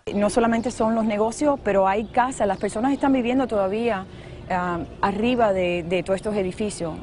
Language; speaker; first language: Spanish; native; Spanish